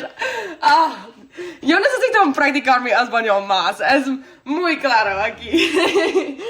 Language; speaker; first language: Spanish; non-native, learner; English